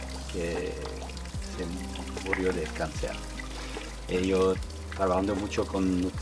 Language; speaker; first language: Spanish; non-native, learner; French